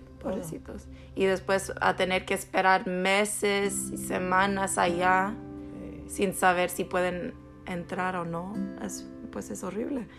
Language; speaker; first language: Spanish; early bilingual, heritage; Spanish